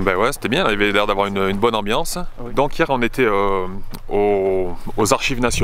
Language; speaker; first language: French; native; French